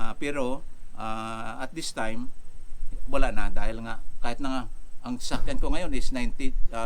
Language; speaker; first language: Filipino; native; Filipino